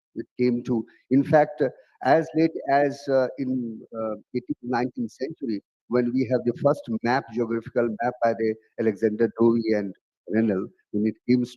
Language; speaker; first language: English; non-native, local second language; Bhojpuri